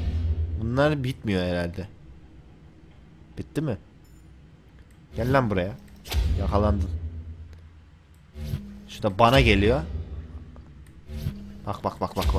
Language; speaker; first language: Turkish; native; Turkish